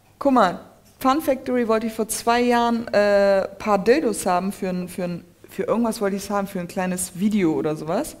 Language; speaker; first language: German; early bilingual, other home language; Turkish